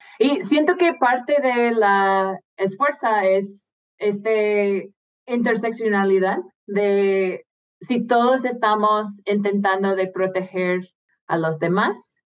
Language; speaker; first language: Spanish; non-native, fluent; English